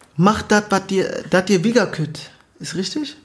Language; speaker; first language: German; early bilingual, other home language; Portuguese